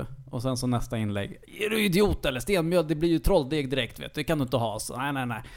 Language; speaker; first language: Swedish; native; Swedish